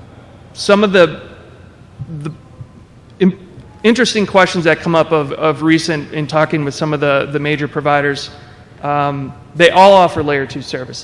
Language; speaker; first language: English; native; English